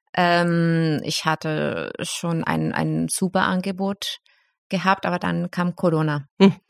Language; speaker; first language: German; non-native, fluent; Spanish